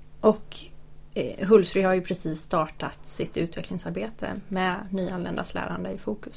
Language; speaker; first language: Swedish; native; Swedish